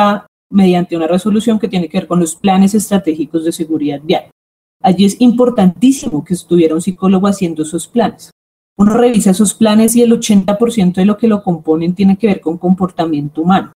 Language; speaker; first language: Spanish; native; Spanish